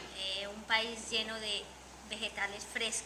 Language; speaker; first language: Spanish; native; Spanish